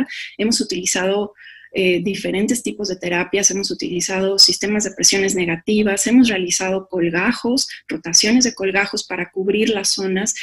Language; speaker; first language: Spanish; native; Spanish